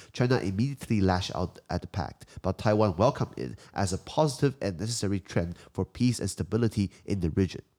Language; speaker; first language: English; non-native, fluent; Chinese